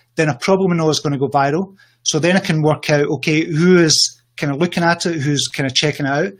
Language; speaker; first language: English; native; English